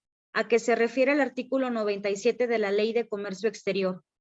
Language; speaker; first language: Spanish; native; Spanish